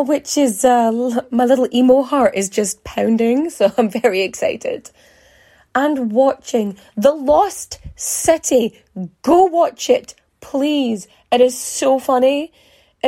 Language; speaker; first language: English; native; English